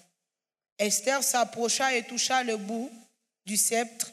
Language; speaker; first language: French; non-native, local second language; Swahili